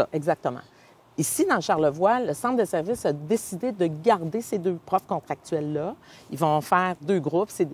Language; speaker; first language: French; native; French